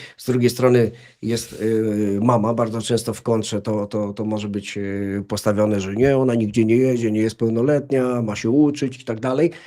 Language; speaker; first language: Polish; native; Polish